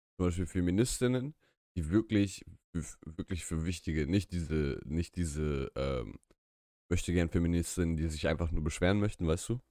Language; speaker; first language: German; early bilingual, other home language; Russian